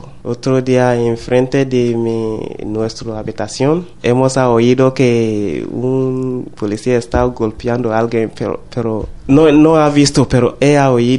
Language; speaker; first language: Spanish; non-native, learner; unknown